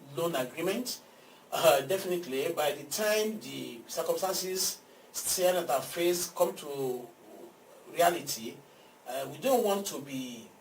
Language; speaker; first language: English; non-native, local second language; Yoruba